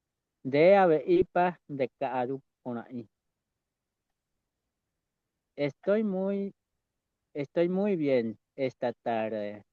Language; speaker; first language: Spanish; non-native, local second language; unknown